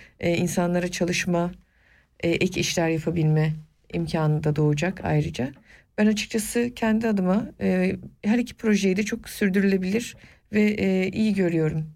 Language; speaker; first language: Turkish; non-native, local second language; Kurdish